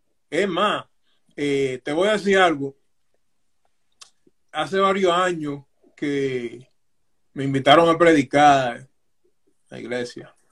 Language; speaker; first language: Spanish; early bilingual, heritage; Spanish